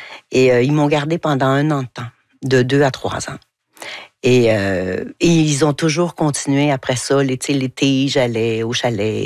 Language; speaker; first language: French; native; French